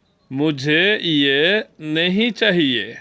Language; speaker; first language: Hindi; non-native, learner; Bangla